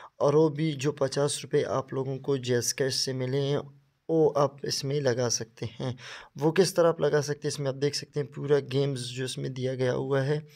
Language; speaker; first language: Urdu; non-native, local second language; Baluchi